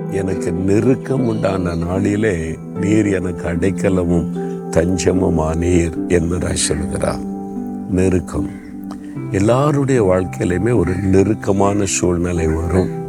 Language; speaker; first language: Tamil; native; Tamil